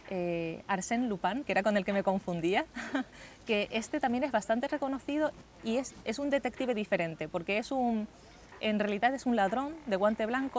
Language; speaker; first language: Spanish; native; Spanish